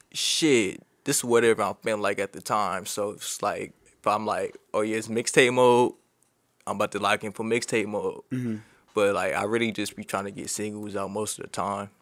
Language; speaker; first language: English; native; English